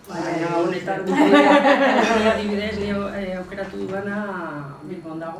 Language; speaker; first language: Basque; non-native, learner; Spanish